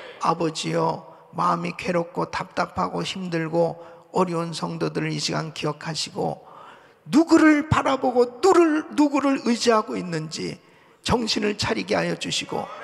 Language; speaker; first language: Korean; native; Korean